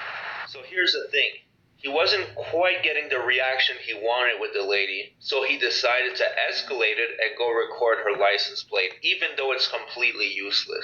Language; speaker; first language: English; native; English